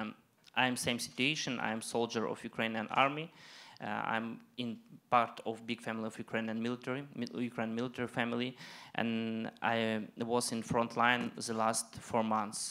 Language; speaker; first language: English; non-native, learner; Ukrainian